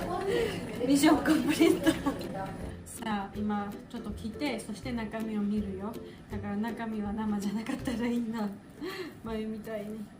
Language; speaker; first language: Japanese; non-native, fluent; Georgian